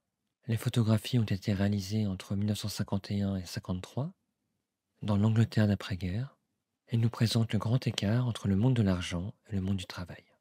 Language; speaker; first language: French; native; French